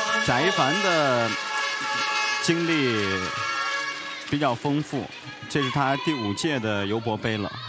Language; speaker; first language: Chinese; native; Chinese